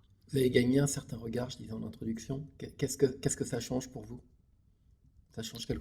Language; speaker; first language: French; native; French